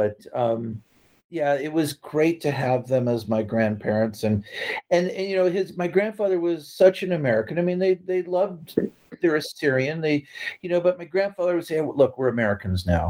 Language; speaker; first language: English; native; English